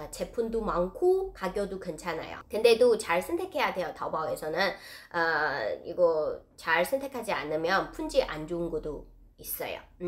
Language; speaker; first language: Korean; non-native, fluent; Chinese